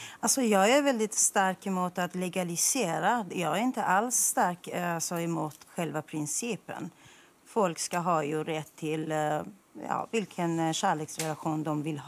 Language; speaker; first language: Swedish; non-native, fluent; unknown